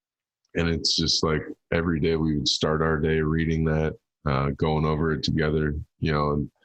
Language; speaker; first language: English; native; English